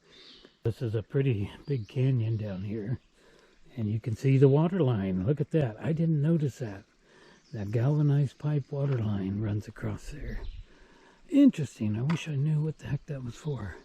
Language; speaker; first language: English; native; English